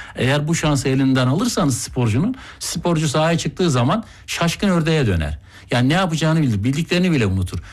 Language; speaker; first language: Turkish; native; Turkish